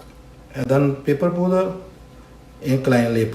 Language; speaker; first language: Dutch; non-native, learner; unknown